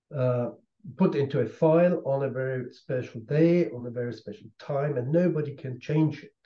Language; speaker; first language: English; non-native, fluent; German